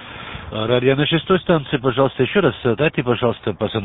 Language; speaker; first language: Russian; non-native, learner; German